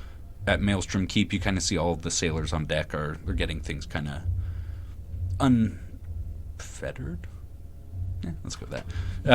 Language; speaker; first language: English; native; English